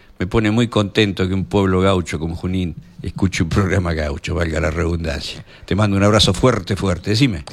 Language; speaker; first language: Spanish; native; Spanish